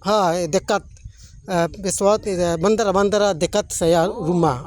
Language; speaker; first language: Indonesian; non-native, learner; Bangla